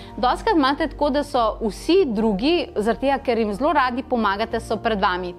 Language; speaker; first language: Slovenian; non-native, local second language; Croatian